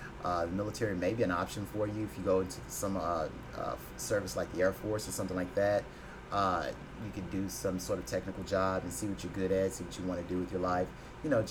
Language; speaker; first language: English; native; English